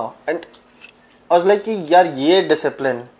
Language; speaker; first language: Hindi; native; Hindi